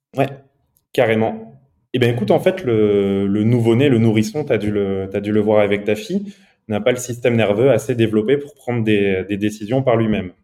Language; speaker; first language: French; early bilingual, other home language; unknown